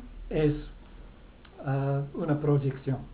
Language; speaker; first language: Spanish; non-native, fluent; English